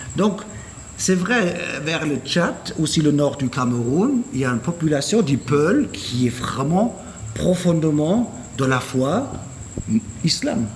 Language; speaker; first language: French; non-native, fluent; German